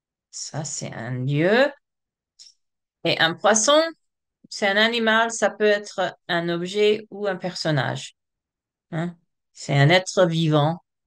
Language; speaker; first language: French; non-native, fluent; English